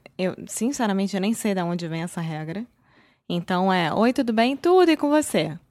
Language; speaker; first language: Portuguese; native; Portuguese